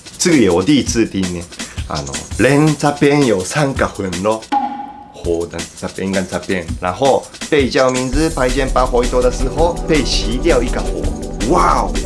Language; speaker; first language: Chinese; non-native, fluent; Japanese